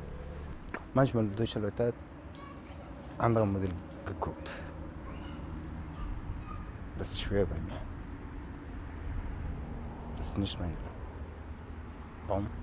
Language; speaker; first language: German; non-native, learner; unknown